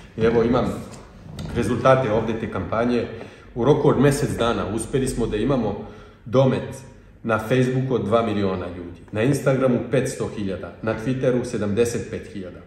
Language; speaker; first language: Bosnian; non-native, fluent; French